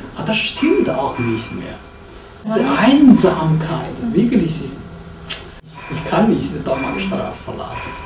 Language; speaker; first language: German; non-native, learner; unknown